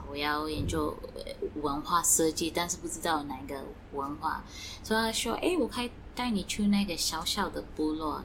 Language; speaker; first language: Chinese; non-native, fluent; Swati